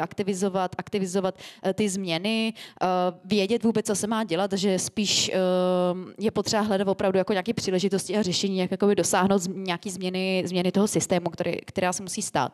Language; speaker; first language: Czech; native; Czech